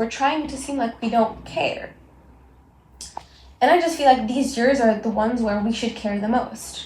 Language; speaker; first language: English; non-native, local second language; Arabic